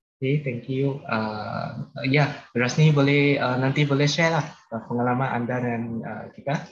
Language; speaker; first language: Malay; non-native, local second language; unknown